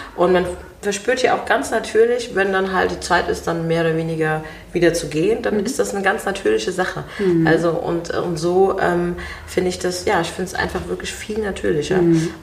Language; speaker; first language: German; native; German